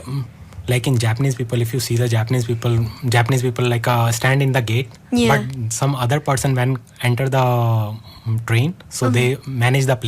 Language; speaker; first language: English; non-native, learner; Hindi